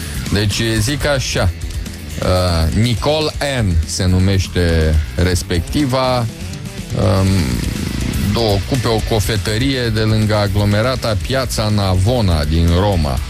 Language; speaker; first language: Romanian; native; Romanian